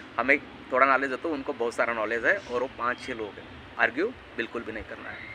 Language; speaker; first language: Hindi; non-native, local second language; Marathi